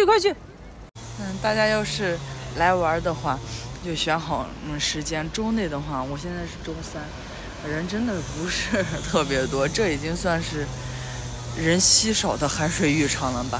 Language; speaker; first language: Chinese; native; Chinese